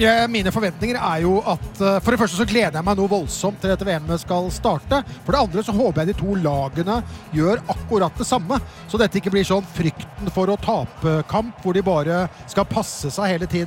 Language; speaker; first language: Norwegian; native; Norwegian